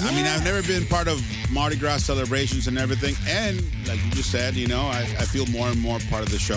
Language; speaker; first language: English; early bilingual, other home language; Spanish